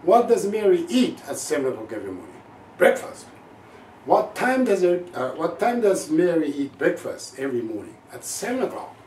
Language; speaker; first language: English; non-native, fluent; Japanese